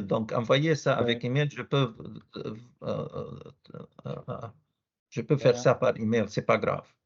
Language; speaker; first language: French; non-native, learner; Arabic